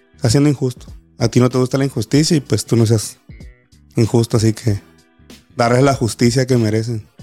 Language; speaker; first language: Spanish; native; Spanish